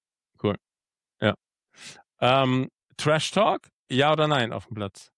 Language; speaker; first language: German; native; German